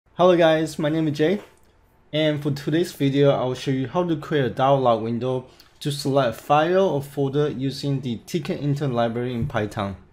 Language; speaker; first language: English; non-native, fluent; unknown